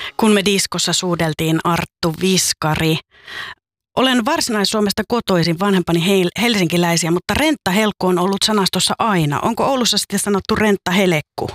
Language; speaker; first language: Finnish; native; Finnish